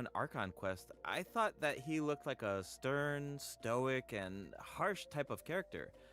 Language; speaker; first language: English; native; English